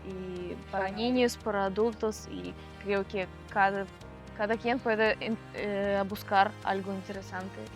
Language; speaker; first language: Spanish; non-native, fluent; Russian